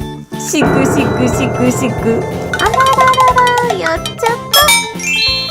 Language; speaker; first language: Japanese; native; Japanese